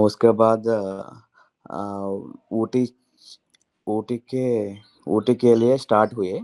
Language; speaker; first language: Hindi; non-native, local second language; Telugu